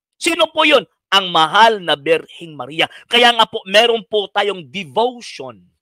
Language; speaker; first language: Filipino; non-native, local second language; Cebuano